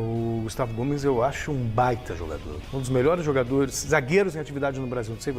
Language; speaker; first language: Portuguese; native; Portuguese